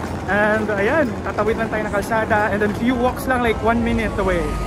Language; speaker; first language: English; non-native, local second language; Filipino